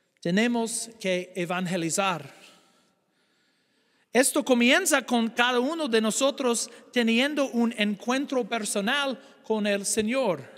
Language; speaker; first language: Spanish; non-native, fluent; English